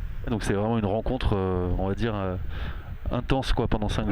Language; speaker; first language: French; native; French